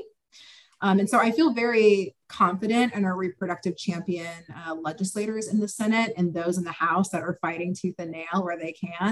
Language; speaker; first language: English; native; English